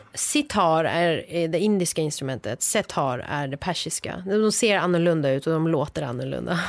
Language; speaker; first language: Swedish; early bilingual, other home language; Persian